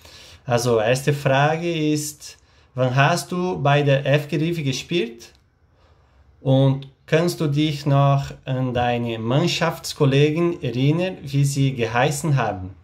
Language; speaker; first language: German; non-native, learner; Portuguese